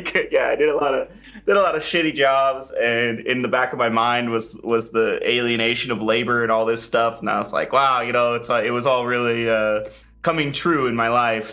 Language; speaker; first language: English; native; English